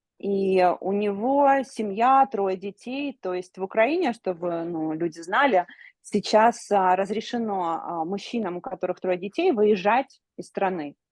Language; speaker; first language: Russian; native; Russian